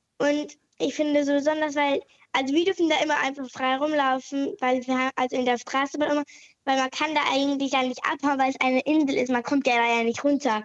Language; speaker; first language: German; native; German